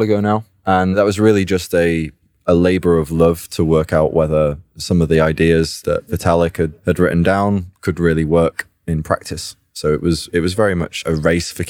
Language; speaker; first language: English; native; English